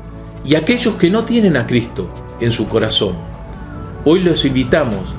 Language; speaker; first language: Spanish; native; Spanish